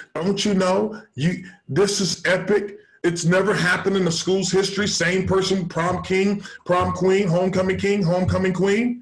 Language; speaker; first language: English; native; English